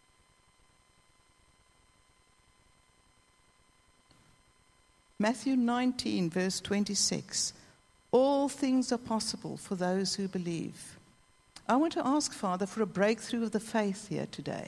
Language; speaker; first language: English; native; English